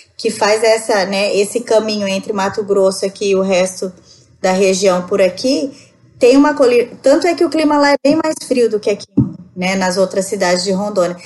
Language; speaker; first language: Portuguese; native; Portuguese